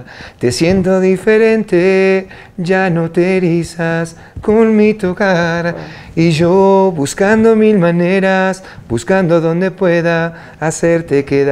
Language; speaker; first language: Spanish; native; Spanish